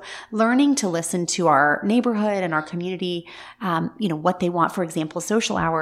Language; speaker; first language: English; native; English